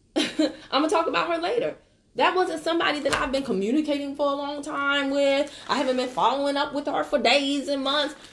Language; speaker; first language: English; native; English